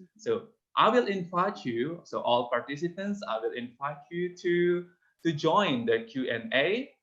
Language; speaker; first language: English; non-native, fluent; Indonesian